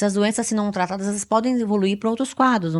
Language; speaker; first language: Portuguese; native; Portuguese